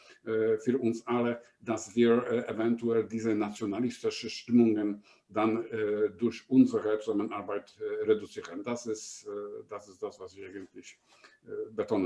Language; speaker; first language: German; non-native, fluent; Polish